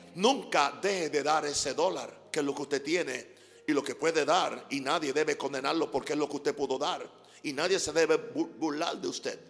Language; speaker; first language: Spanish; non-native, fluent; English